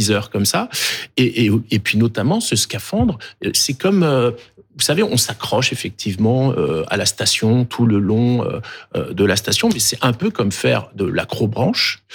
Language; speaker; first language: French; native; French